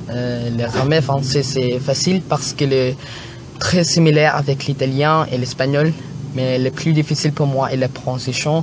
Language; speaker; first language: French; non-native, learner; Filipino